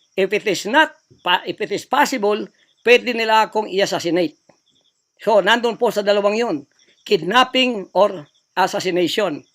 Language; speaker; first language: Filipino; non-native, local second language; Cebuano